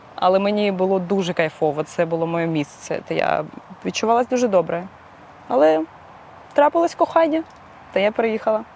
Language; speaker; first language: Ukrainian; non-native, local second language; Russian